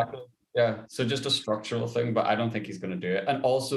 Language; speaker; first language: English; native; English